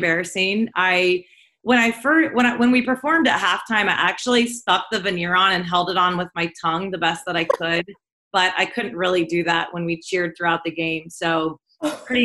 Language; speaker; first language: English; native; English